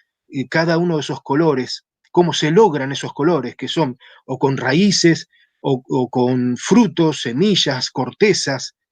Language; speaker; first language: Spanish; native; Spanish